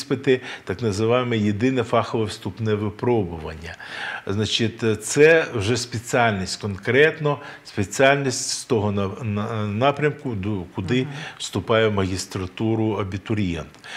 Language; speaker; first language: Ukrainian; native; Ukrainian